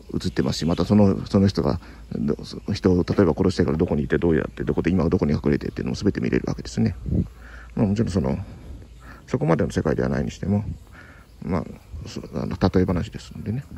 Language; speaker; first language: Japanese; native; Japanese